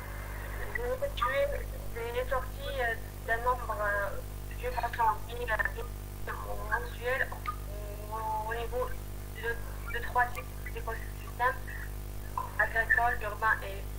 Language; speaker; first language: French; non-native, learner; Arabic